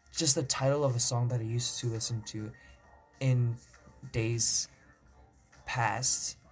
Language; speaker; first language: English; early bilingual, other home language; Korean